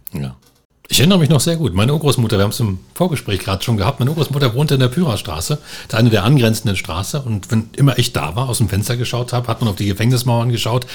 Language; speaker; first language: German; native; German